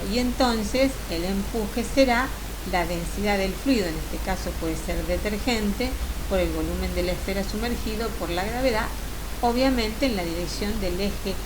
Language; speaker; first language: Spanish; native; Spanish